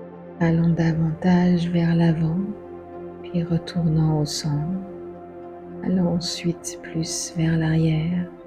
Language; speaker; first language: French; native; French